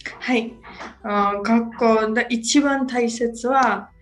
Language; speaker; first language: Japanese; non-native, learner; Georgian